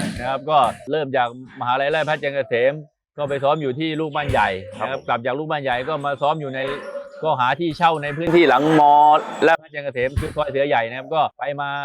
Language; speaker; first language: Thai; native; Thai